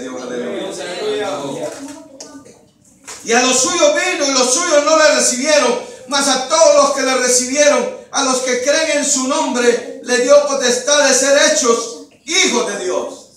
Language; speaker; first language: Spanish; native; Spanish